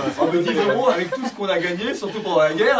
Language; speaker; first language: French; native; French